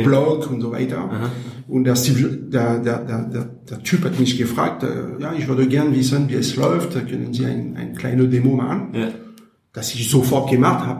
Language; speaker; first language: German; non-native, learner; French